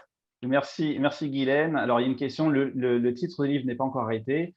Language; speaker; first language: French; native; French